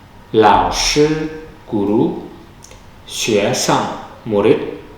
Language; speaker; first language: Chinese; non-native, fluent; Indonesian